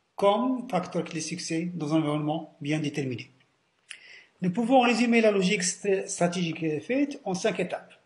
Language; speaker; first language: French; non-native, local second language; Arabic